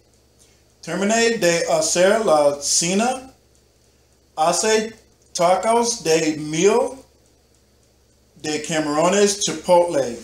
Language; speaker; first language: Spanish; non-native, learner; English